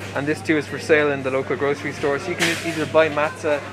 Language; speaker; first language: English; native; English